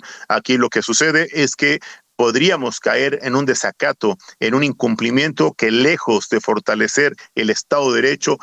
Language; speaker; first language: Spanish; native; Spanish